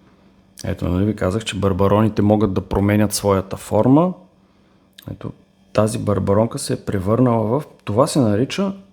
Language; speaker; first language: Bulgarian; native; Bulgarian